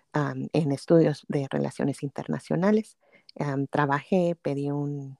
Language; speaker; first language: Spanish; native; Spanish